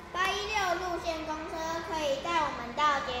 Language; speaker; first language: Chinese; native; Chinese